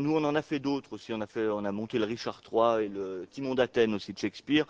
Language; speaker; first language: French; native; French